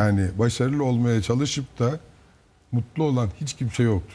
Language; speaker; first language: Turkish; native; Turkish